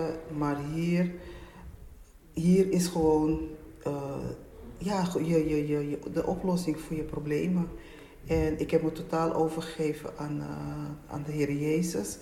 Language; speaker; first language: Dutch; native; Dutch